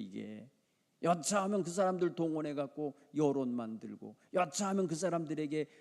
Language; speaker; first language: Korean; native; Korean